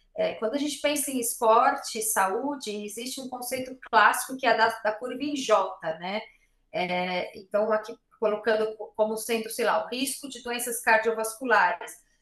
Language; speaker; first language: Portuguese; native; Portuguese